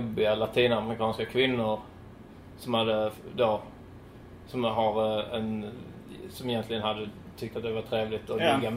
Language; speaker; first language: Swedish; native; Swedish